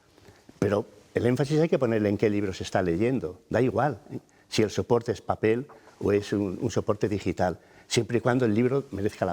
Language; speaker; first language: Spanish; native; Spanish